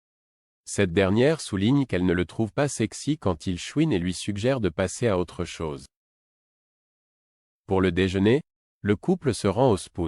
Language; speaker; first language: French; native; French